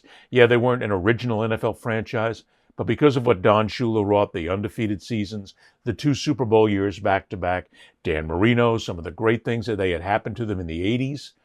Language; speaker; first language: English; native; English